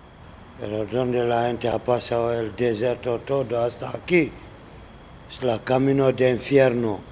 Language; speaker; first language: Spanish; non-native, learner; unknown